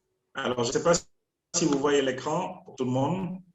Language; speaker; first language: French; non-native, local second language; Wolof